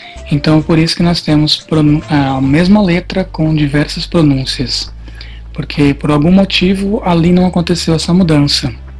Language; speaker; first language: Portuguese; native; Portuguese